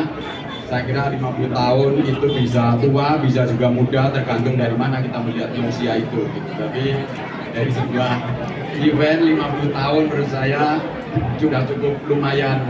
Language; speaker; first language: Indonesian; native; Indonesian